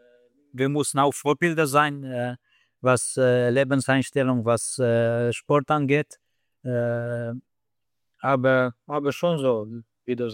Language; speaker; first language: German; non-native, fluent; Slovenian